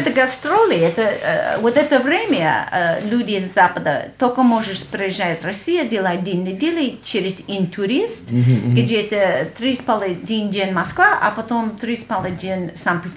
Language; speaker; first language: Russian; non-native, learner; English